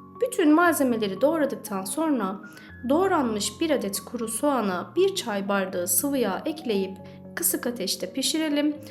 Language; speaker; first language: Turkish; native; Turkish